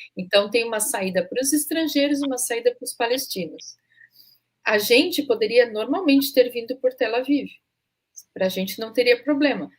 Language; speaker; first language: Portuguese; native; Portuguese